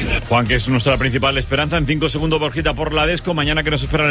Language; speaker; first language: Spanish; native; Spanish